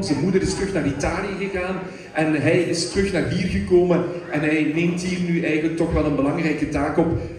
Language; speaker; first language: Dutch; native; Dutch